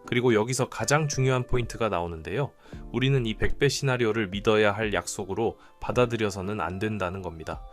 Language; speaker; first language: Korean; native; Korean